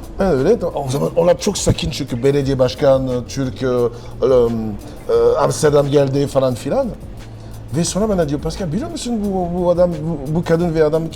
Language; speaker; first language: Turkish; non-native, learner; French